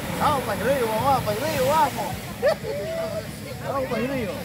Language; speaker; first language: Spanish; native; Spanish